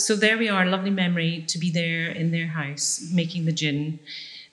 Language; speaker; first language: English; native; English